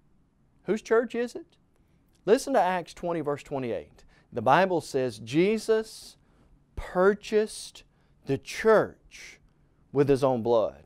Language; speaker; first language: English; native; English